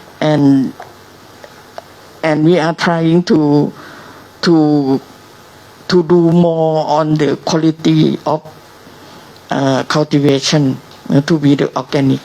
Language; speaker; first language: English; non-native, learner; Thai